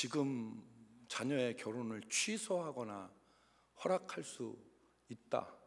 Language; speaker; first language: Korean; native; Korean